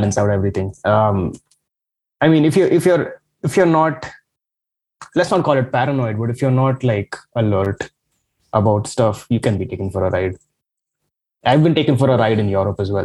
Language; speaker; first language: English; non-native, local second language; Marathi